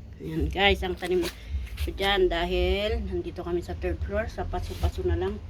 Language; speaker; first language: Filipino; non-native, local second language; Iloko